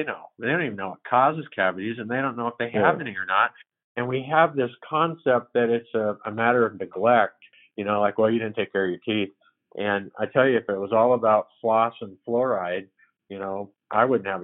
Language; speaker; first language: English; native; English